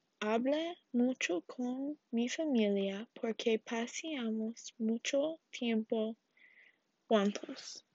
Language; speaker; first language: Spanish; non-native, learner; English